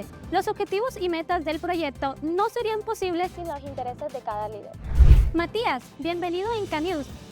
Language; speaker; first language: Spanish; native; Spanish